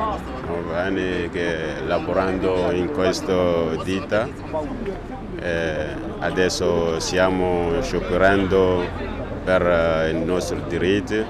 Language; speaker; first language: Italian; non-native, learner; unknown